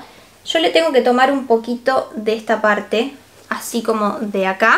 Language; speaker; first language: Spanish; native; Spanish